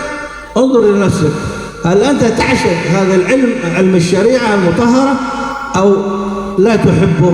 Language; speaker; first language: Arabic; native; Arabic